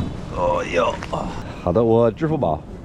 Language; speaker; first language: Chinese; non-native, learner; English